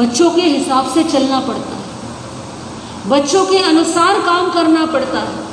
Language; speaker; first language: Hindi; native; Hindi